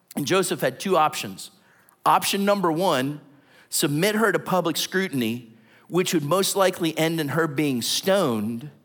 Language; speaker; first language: English; native; English